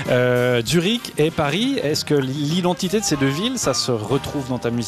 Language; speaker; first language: French; native; French